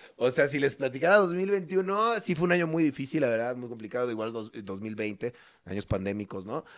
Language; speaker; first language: Spanish; native; Spanish